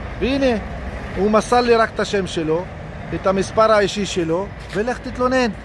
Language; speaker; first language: Hebrew; non-native, local second language; Arabic